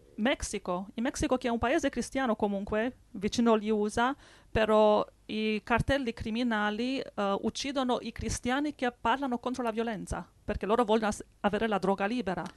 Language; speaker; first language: Italian; non-native, fluent; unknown